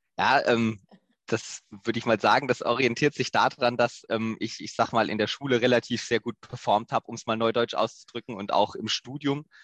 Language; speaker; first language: German; native; German